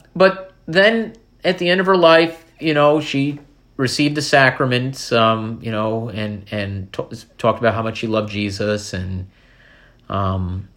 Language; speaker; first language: English; native; English